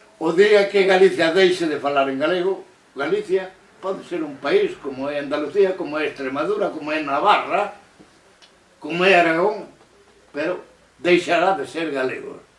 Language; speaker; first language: Galician; native; Galician